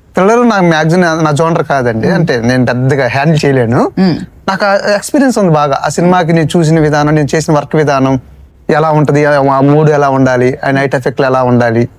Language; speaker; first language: Telugu; native; Telugu